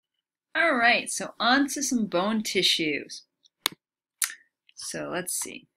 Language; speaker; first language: English; native; English